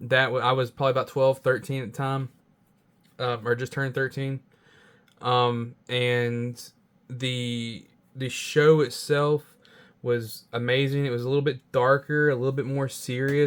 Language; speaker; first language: English; native; English